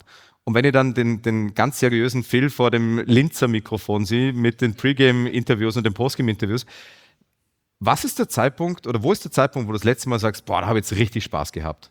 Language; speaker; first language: German; native; German